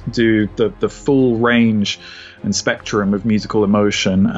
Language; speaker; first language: English; native; English